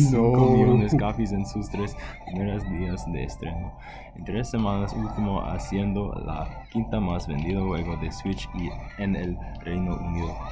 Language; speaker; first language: Spanish; non-native, learner; English